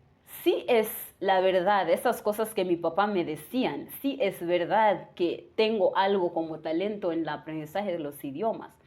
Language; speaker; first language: Spanish; non-native, fluent; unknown